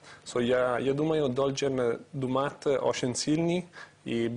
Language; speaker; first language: Russian; non-native, learner; Italian